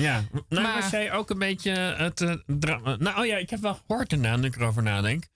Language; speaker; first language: Dutch; native; Dutch